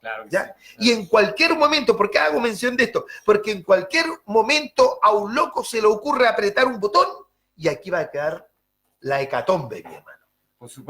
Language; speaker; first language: Spanish; native; Spanish